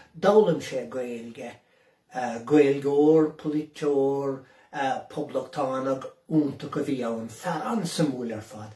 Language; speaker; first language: Irish; native; Irish